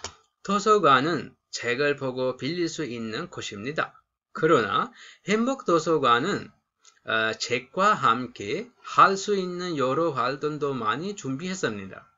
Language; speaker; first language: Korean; non-native, fluent; Sinhala